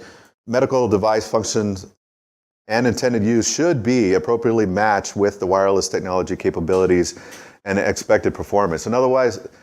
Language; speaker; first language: English; native; English